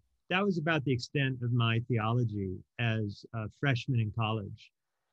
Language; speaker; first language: English; native; English